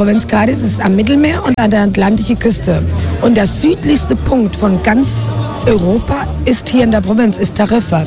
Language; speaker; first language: German; non-native, fluent; Spanish